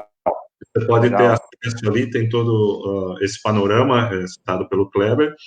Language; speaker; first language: Portuguese; native; Portuguese